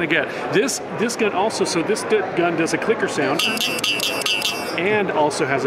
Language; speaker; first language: English; native; English